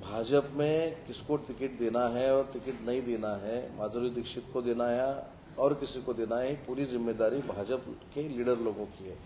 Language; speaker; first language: Hindi; non-native, local second language; Marathi